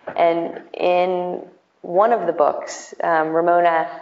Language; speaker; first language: English; native; English